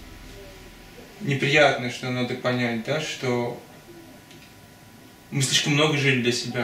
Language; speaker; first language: Russian; native; Russian